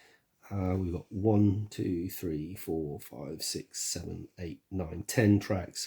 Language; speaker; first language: English; native; English